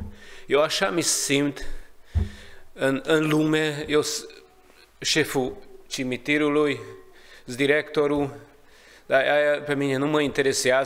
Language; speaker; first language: Romanian; non-native, learner; Hungarian